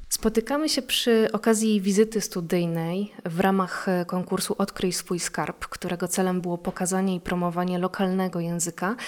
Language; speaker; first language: Polish; native; Polish